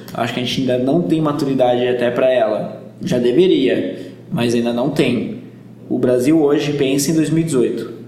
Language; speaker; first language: Portuguese; native; Portuguese